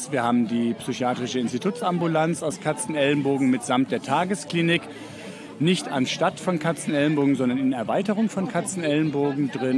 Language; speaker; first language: German; native; German